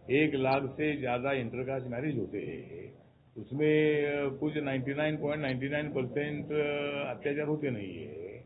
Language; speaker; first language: Hindi; non-native, local second language; Marathi